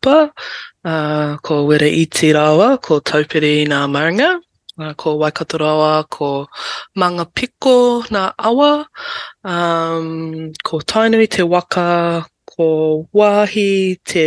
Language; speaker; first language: English; native; English